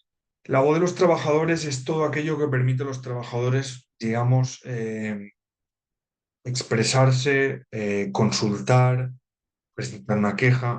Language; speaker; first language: Spanish; native; Spanish